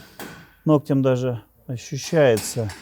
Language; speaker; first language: Russian; native; Russian